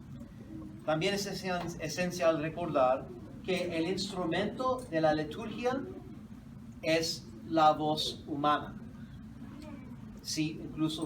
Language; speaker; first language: Spanish; non-native, fluent; English